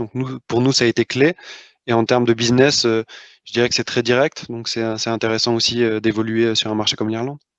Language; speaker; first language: French; native; French